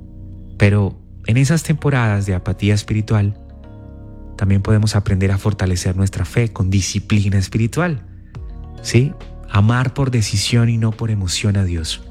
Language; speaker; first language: Spanish; native; Spanish